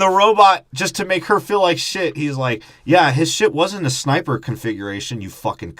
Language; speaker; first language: English; native; English